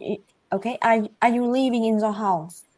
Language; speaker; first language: English; non-native, learner; Vietnamese